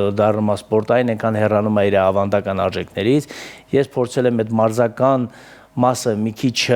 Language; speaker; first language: Armenian; native; Armenian